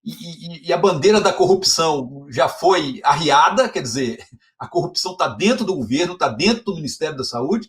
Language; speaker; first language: Portuguese; native; Portuguese